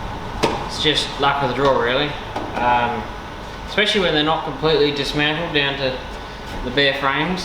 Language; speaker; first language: English; native; English